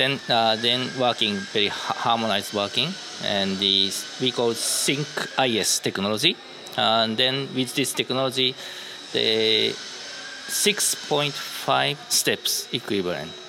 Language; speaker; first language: English; non-native, learner; Japanese